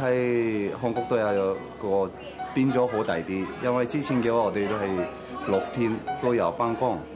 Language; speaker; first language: Cantonese; non-native, learner; Korean